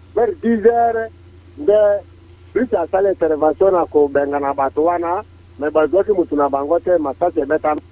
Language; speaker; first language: Lingala; non-native, local second language; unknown